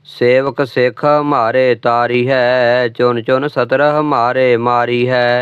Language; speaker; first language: Hindi; non-native, local second language; Punjabi